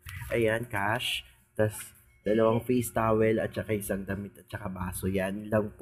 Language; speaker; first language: Filipino; native; Filipino